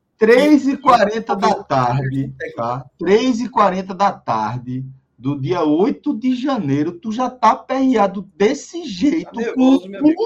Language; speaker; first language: Portuguese; native; Portuguese